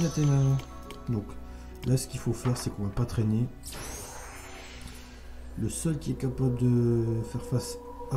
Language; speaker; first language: French; native; French